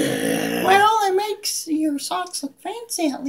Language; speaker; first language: English; native; English